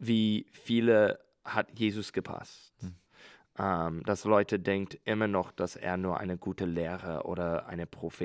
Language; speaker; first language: German; non-native, learner; English